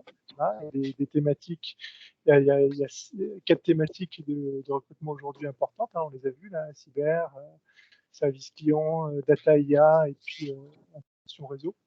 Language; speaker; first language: French; native; French